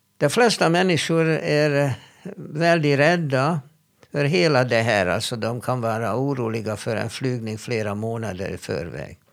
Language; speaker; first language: Swedish; non-native, fluent; Hebrew